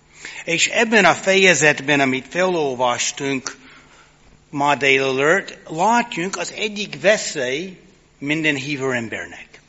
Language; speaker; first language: Hungarian; non-native, fluent; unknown